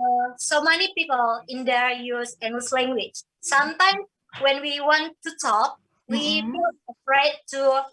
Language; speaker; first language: English; non-native, learner; Indonesian